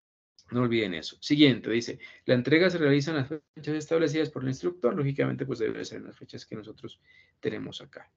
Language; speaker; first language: Spanish; native; Spanish